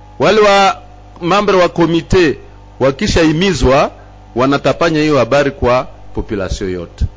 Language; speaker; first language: Swahili; native; Swahili